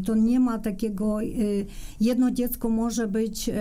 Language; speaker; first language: Polish; non-native, fluent; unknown